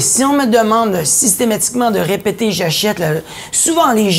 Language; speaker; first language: French; native; French